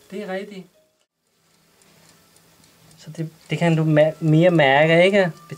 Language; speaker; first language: Danish; non-native, learner; Chinese